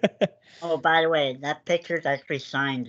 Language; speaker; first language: English; native; English